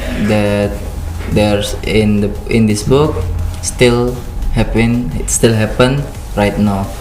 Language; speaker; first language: English; non-native, learner; Indonesian